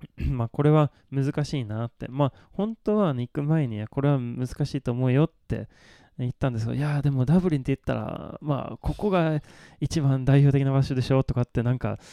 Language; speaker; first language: Japanese; non-native, fluent; Swedish